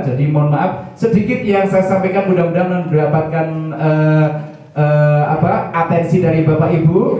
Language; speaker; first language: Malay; non-native, local second language; Javanese